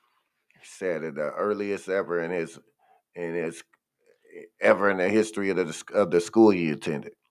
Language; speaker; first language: English; native; English